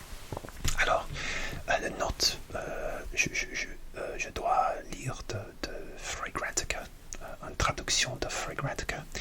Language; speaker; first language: French; non-native, learner; English